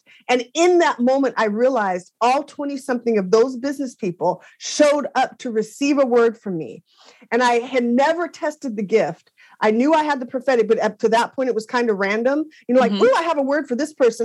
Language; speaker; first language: English; native; English